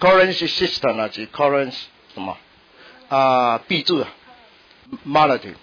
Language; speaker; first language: English; non-native, learner; Min Nan Chinese